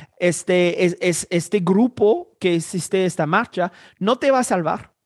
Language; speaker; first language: Spanish; non-native, fluent; Haitian Creole